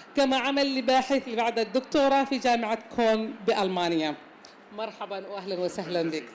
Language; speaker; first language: Arabic; native; Arabic